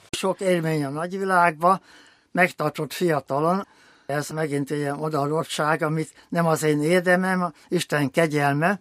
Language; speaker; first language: Hungarian; native; Hungarian